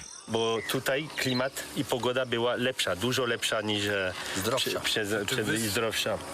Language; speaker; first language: Polish; non-native, learner; Malagasy